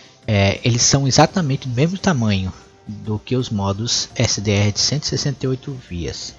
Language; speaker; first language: Portuguese; native; Portuguese